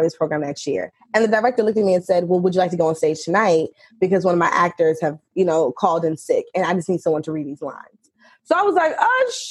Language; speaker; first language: English; native; English